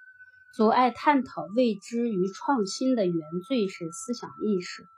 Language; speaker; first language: Chinese; native; Chinese